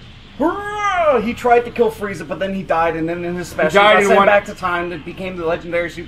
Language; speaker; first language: English; native; English